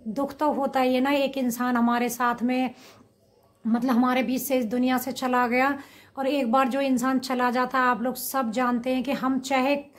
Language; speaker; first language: Hindi; native; Hindi